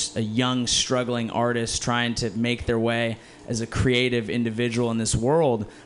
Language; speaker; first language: English; native; English